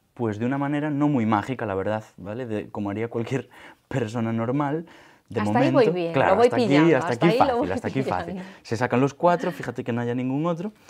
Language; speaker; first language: Spanish; native; Spanish